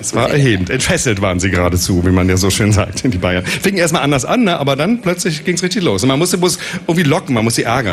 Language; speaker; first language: German; native; German